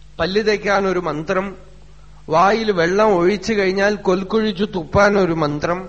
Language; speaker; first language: Malayalam; native; Malayalam